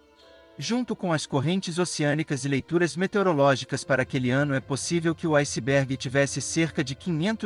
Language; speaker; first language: Portuguese; native; Portuguese